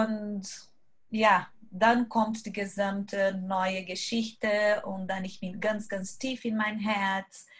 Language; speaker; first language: German; non-native, learner; Portuguese